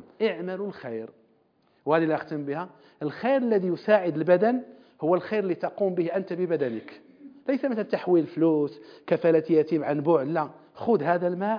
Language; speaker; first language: Arabic; native; Arabic